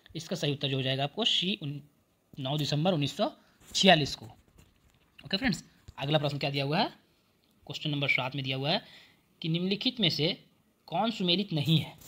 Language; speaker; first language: Hindi; native; Hindi